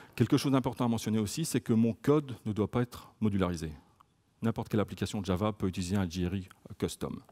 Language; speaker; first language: French; native; French